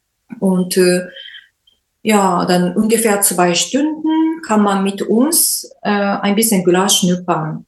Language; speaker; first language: German; non-native, learner; Japanese